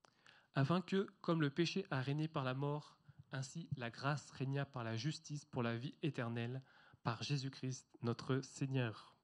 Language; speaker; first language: French; native; French